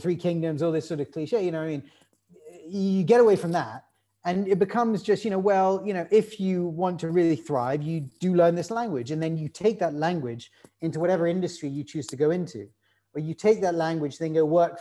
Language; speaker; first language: English; native; English